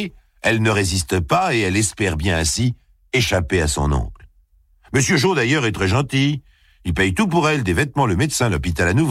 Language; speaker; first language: French; native; French